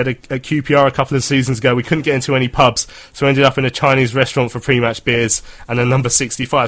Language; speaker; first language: English; native; English